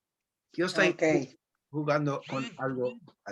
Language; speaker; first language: Spanish; non-native, fluent; English